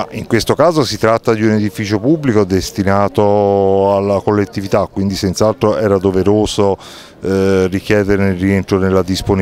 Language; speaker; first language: Italian; native; Italian